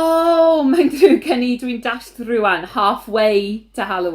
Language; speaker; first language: Welsh; non-native, learner; English